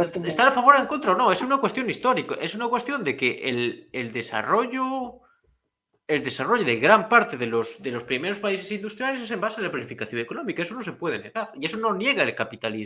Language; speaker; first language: Spanish; native; Spanish